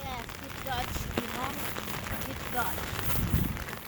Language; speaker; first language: English; non-native, learner; Indonesian